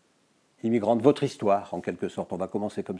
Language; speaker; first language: French; native; French